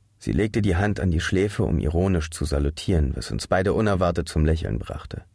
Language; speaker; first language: German; native; German